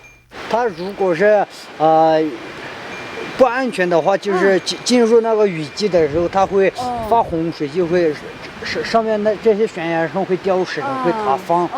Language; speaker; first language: Chinese; native; Chinese